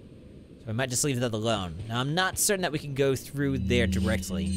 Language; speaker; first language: English; native; English